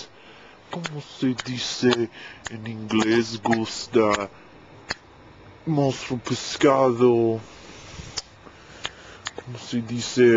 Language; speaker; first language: Spanish; non-native, learner; English